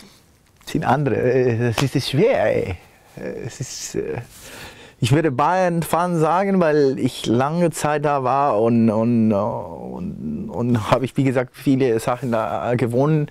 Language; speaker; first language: German; non-native, fluent; Spanish